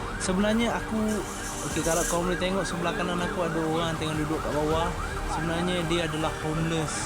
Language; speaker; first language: Malay; native; Malay